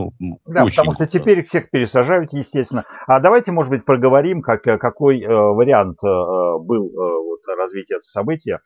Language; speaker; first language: Russian; native; Russian